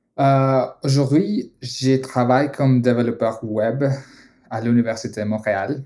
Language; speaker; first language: French; non-native, fluent; Spanish